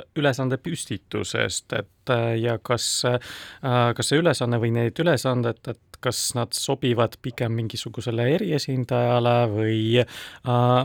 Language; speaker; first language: Estonian; non-native, local second language; Russian